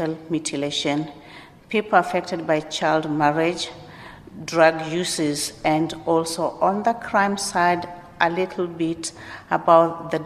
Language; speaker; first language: English; non-native, local second language; Luo (Kenya and Tanzania)